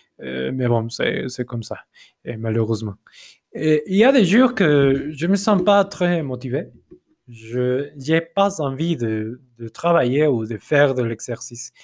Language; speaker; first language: French; non-native, fluent; Spanish